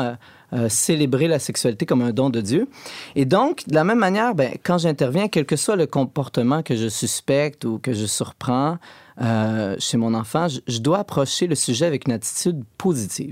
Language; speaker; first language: French; native; French